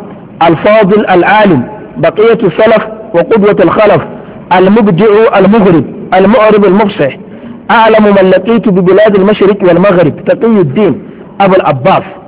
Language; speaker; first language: Arabic; non-native, fluent; Hausa